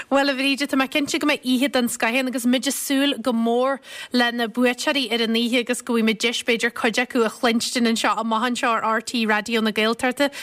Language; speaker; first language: Irish; native; Irish